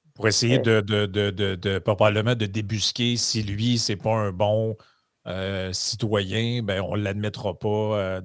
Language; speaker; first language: French; native; French